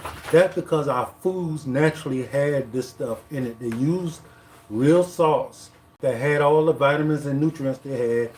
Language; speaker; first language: English; native; English